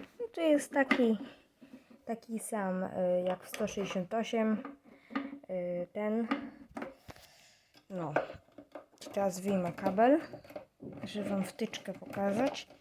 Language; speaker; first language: Polish; native; Polish